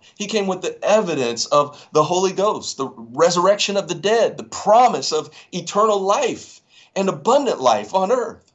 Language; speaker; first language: English; native; English